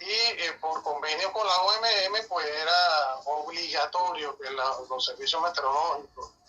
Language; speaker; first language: Spanish; native; Spanish